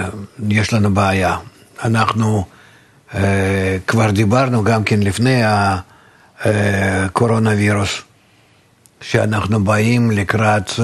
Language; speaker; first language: Hebrew; non-native, fluent; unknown